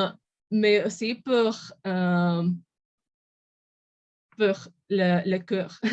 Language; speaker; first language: French; non-native, learner; Spanish